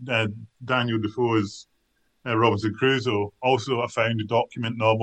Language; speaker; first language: English; native; English